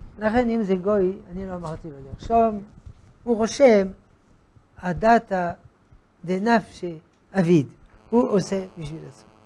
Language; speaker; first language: Hebrew; non-native, fluent; French